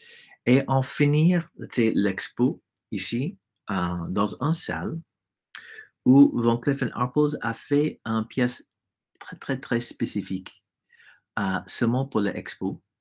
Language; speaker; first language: French; non-native, fluent; English